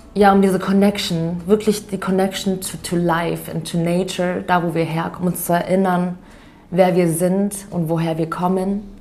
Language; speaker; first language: German; early bilingual, other home language; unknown